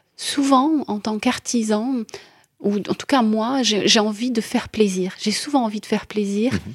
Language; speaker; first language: French; non-native, local second language; Arabic